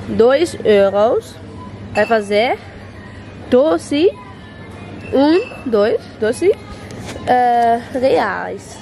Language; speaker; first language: Portuguese; non-native, learner; Dutch